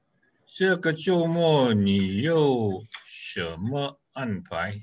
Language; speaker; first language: Chinese; non-native, learner; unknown